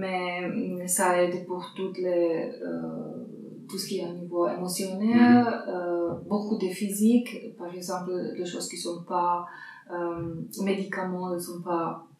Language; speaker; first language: French; non-native, fluent; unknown